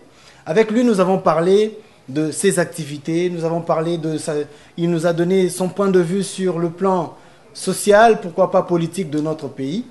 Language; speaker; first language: French; non-native, local second language; Lingala